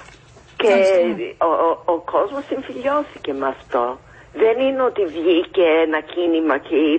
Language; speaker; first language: Greek; non-native, fluent; English